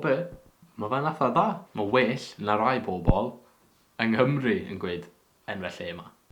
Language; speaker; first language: Welsh; native; Welsh